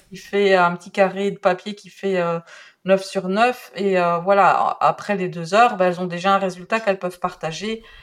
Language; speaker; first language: French; native; French